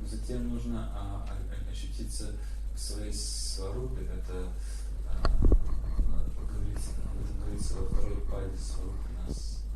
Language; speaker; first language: Russian; native; Russian